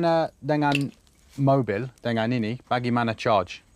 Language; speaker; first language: Indonesian; non-native, learner; English